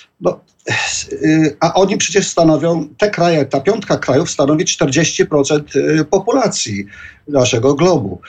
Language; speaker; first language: Polish; native; Polish